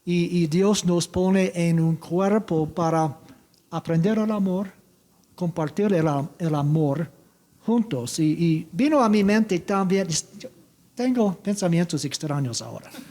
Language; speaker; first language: Spanish; non-native, learner; English